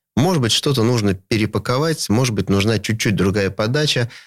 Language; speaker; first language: Russian; native; Russian